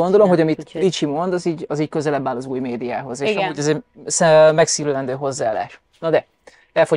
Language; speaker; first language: Hungarian; native; Hungarian